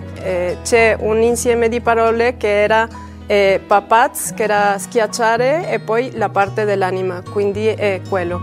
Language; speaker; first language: Italian; non-native, fluent; Spanish